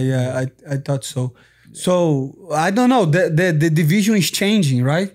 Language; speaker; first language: English; non-native, fluent; Portuguese